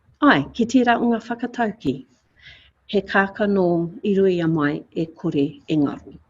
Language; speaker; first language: Māori; non-native, local second language; English